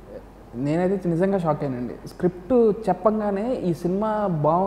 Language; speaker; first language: Telugu; native; Telugu